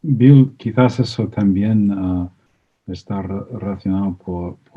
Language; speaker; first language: Spanish; non-native, fluent; English